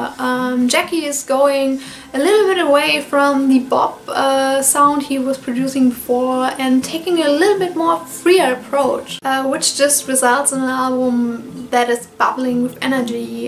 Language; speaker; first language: English; non-native, fluent; German